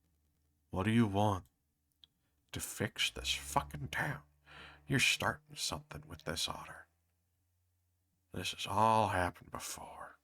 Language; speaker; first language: English; native; English